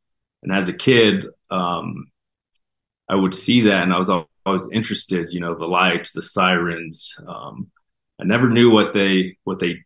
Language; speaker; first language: English; native; English